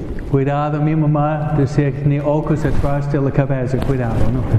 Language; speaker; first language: Spanish; native; Spanish